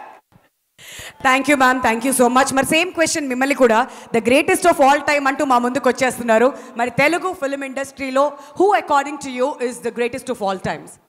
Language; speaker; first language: Telugu; native; Telugu